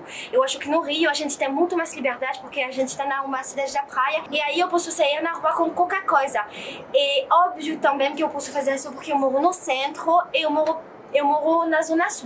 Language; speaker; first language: Portuguese; non-native, fluent; French